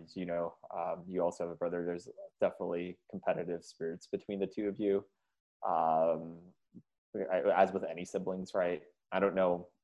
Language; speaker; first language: English; early bilingual, other home language; Indonesian